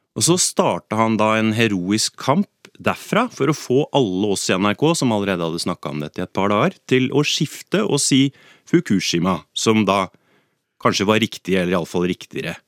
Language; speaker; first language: Norwegian; native; Norwegian